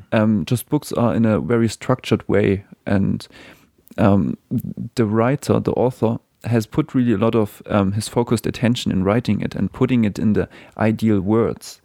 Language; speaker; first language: English; non-native, fluent; German